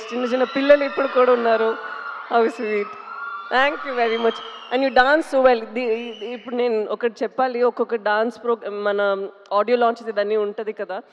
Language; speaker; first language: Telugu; non-native, local second language; Tamil